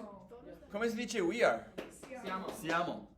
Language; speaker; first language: Italian; non-native, fluent; English